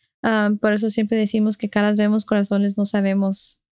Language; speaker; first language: Spanish; early bilingual, heritage; Spanish